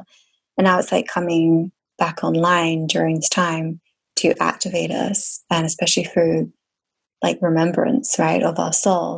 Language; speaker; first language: English; native; English